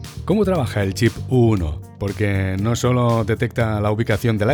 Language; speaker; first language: Spanish; native; Spanish